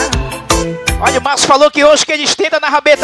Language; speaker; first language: Portuguese; native; Portuguese